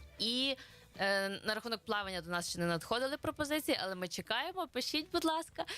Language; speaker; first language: Ukrainian; native; Ukrainian